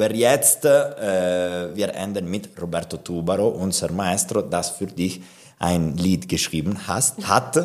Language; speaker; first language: German; non-native, local second language; Italian